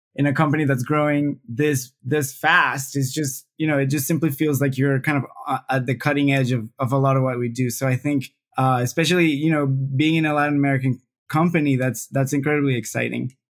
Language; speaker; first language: English; non-native, fluent; Spanish